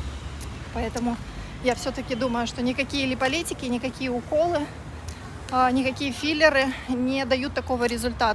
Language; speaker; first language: Russian; native; Russian